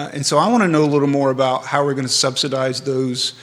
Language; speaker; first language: English; native; English